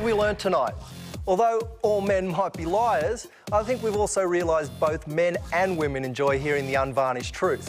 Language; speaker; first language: English; native; English